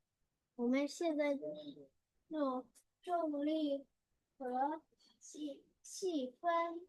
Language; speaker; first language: Chinese; early bilingual, heritage; Chinese